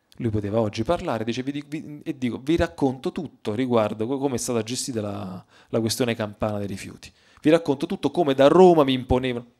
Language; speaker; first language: Italian; native; Italian